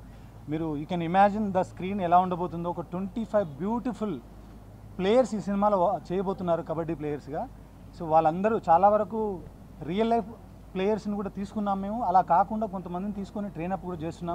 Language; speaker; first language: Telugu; native; Telugu